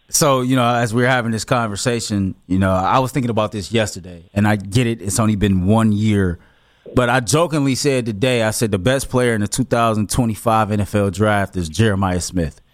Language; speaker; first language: English; native; English